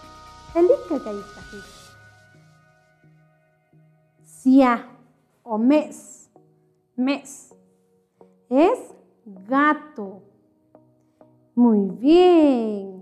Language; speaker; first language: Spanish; non-native, local second language; Kʼicheʼ